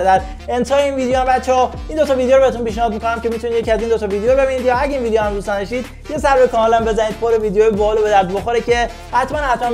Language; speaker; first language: Persian; native; Persian